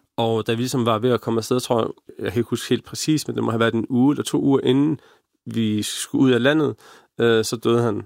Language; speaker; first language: Danish; early bilingual, other home language; Arabic